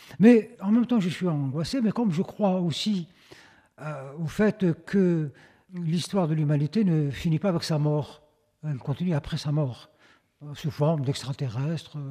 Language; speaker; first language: French; non-native, local second language; Arabic